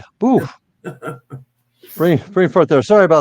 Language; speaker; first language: English; native; English